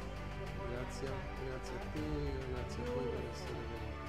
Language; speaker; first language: Italian; native; Italian